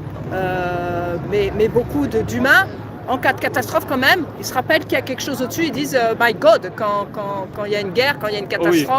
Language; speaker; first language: French; native; French